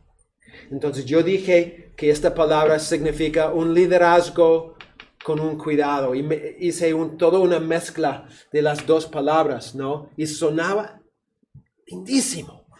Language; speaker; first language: Spanish; non-native, fluent; English